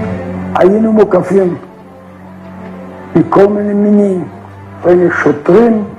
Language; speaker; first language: Hebrew; non-native, fluent; Yiddish